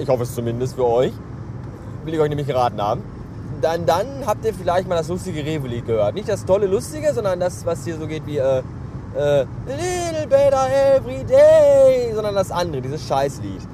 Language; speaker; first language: German; native; German